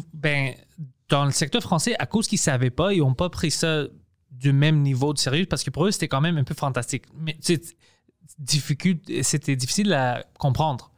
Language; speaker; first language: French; non-native, local second language; English